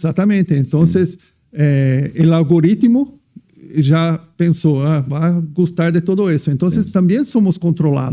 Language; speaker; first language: Spanish; non-native, fluent; Portuguese